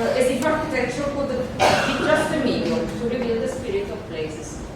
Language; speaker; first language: English; non-native, fluent; Italian